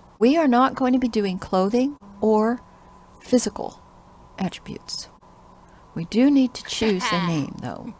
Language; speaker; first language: English; native; English